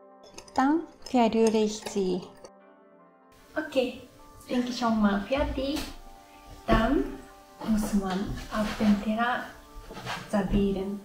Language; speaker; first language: German; non-native, fluent; Japanese